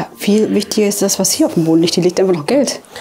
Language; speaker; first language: German; native; German